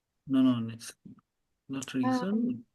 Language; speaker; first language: English; non-native, learner; Azerbaijani